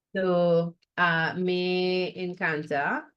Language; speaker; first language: Spanish; non-native, fluent; English